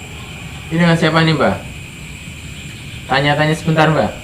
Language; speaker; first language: Indonesian; native; Indonesian